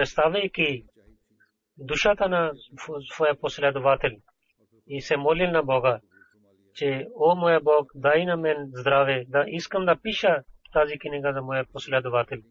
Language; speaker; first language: Bulgarian; non-native, fluent; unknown